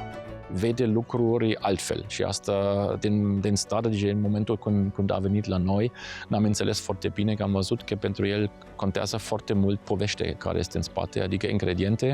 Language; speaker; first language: Romanian; non-native, fluent; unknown